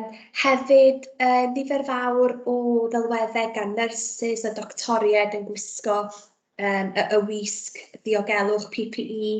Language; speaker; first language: Welsh; native; Welsh